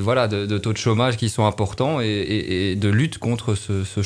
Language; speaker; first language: French; native; French